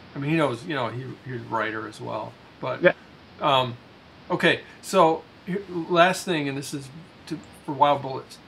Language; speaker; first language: English; native; English